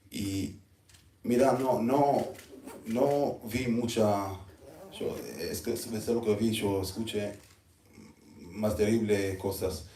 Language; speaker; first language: Spanish; non-native, learner; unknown